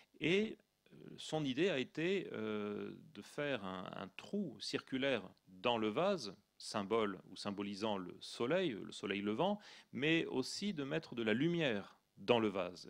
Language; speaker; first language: French; native; French